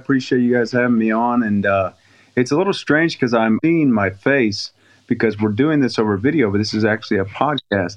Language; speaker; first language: English; native; English